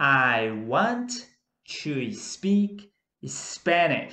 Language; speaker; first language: English; non-native, fluent; Portuguese